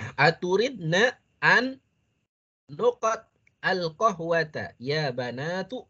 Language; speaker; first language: Arabic; non-native, fluent; Indonesian